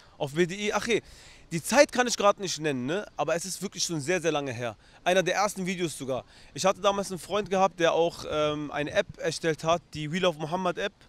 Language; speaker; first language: German; early bilingual, other home language; Arabic